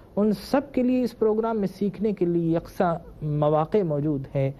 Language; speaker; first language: Urdu; native; Urdu